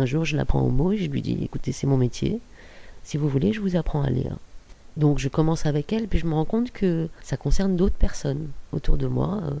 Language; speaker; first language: French; native; French